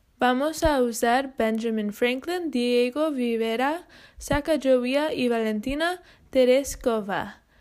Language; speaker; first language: Spanish; non-native, learner; English